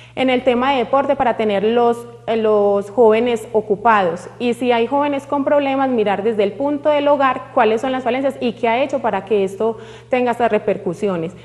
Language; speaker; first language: Spanish; native; Spanish